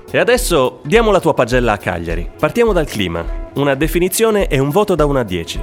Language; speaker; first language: Italian; native; Italian